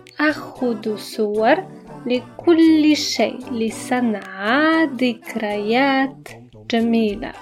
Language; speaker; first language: Arabic; non-native, fluent; Polish